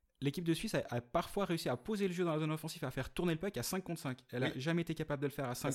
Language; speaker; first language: French; native; French